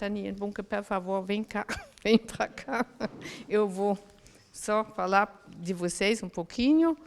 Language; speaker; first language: Portuguese; non-native, learner; German